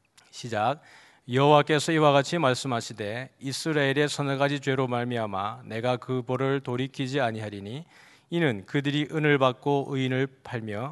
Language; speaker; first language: Korean; native; Korean